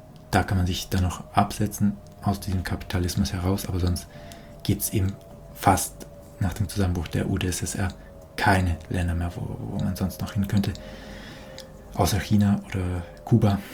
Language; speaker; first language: German; native; German